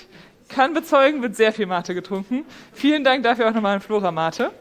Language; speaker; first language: German; native; German